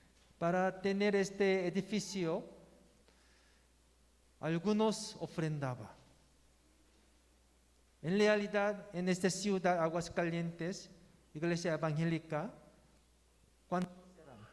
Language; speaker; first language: Spanish; non-native, learner; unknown